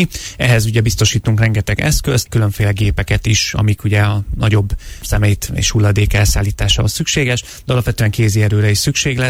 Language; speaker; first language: Hungarian; native; Hungarian